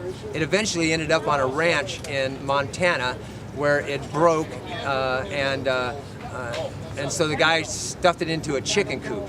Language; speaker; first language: English; native; English